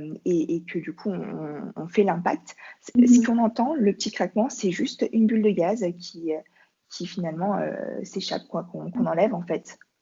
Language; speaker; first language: French; native; French